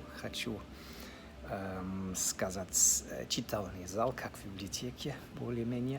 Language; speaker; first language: Russian; non-native, fluent; English